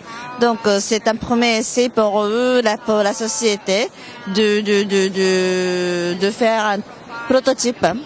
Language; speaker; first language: French; non-native, fluent; Japanese